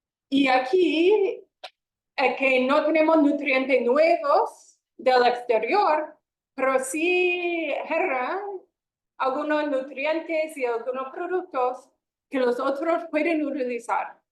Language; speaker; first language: Spanish; non-native, fluent; English